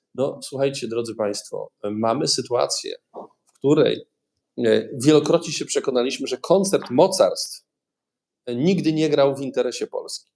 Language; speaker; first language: Polish; native; Polish